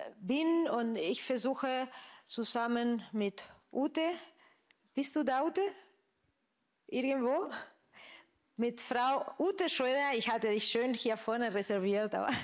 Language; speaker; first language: German; non-native, fluent; Spanish